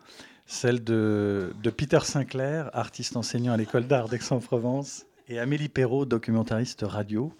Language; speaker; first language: French; native; French